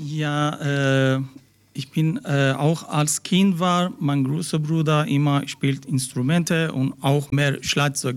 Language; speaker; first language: German; non-native, learner; Persian